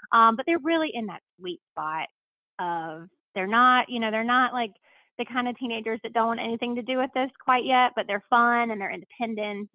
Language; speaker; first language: English; native; English